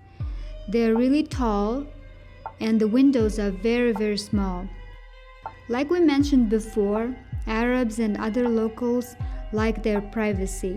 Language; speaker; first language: English; non-native, fluent; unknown